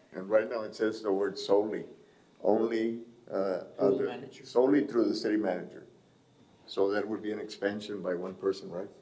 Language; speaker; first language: English; early bilingual, other home language; Spanish